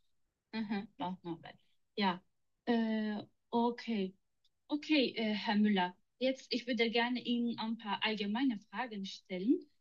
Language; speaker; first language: German; non-native, learner; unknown